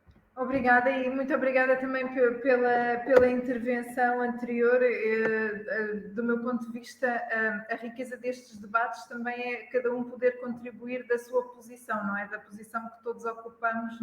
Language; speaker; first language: Portuguese; native; Portuguese